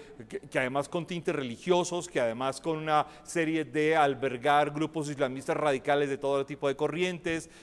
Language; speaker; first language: Spanish; native; Spanish